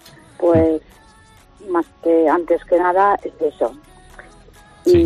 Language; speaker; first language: Spanish; non-native, fluent; Ukrainian